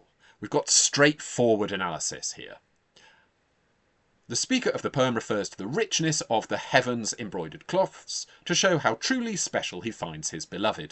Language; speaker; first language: English; native; English